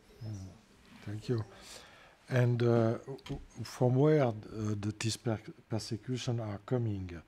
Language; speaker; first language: English; non-native, fluent; French